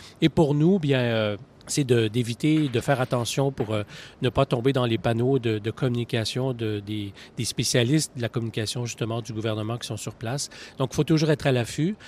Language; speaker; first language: French; native; French